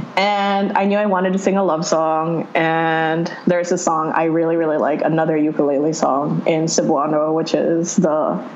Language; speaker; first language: English; non-native, local second language; Cebuano